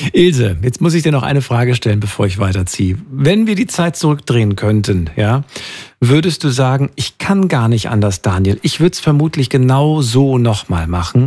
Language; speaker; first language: German; native; German